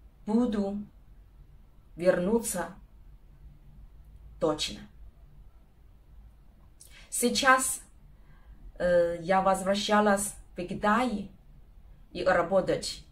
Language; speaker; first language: Russian; non-native, learner; Chinese